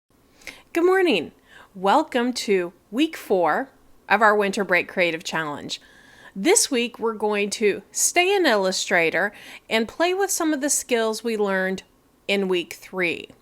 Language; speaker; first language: English; native; English